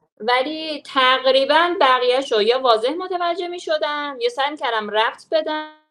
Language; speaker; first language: Persian; native; Persian